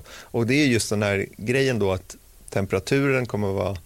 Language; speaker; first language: Swedish; native; Swedish